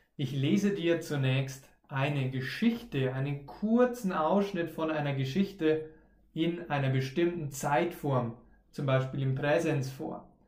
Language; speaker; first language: German; native; German